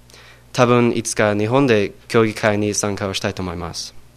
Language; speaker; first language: Japanese; non-native, learner; English